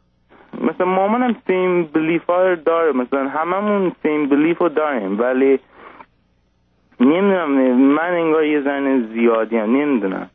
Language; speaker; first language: Persian; early bilingual, heritage; Persian